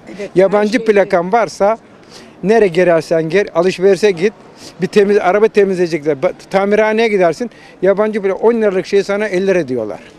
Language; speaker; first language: Turkish; native; Turkish